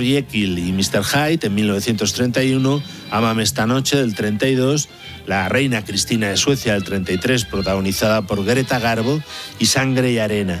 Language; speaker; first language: Spanish; native; Spanish